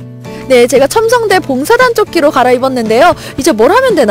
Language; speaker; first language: Korean; native; Korean